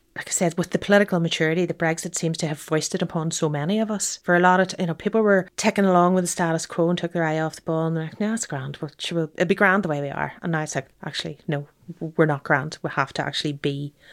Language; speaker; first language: English; native; English